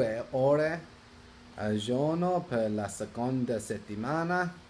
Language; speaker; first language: Italian; non-native, learner; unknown